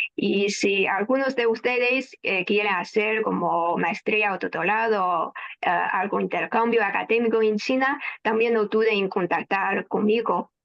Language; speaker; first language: Spanish; non-native, fluent; Chinese